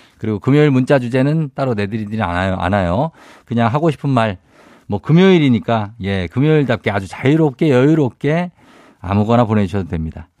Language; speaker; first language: Korean; native; Korean